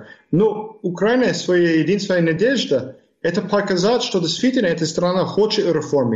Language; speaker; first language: Russian; non-native, fluent; English